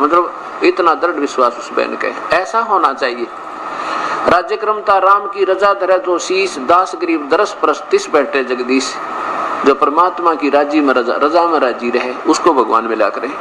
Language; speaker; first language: Hindi; non-native, local second language; Haryanvi